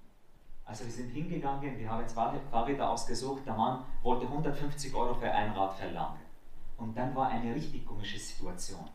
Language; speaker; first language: German; non-native, fluent; Arabic